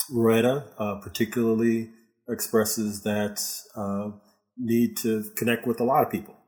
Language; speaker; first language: English; native; English